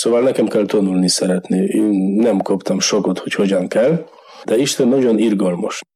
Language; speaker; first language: Hungarian; non-native, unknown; Polish